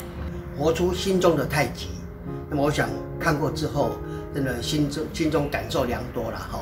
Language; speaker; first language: Chinese; native; Chinese